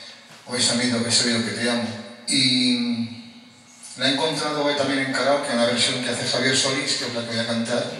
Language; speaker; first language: Spanish; native; Spanish